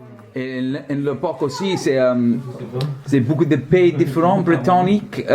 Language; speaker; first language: French; non-native, learner; English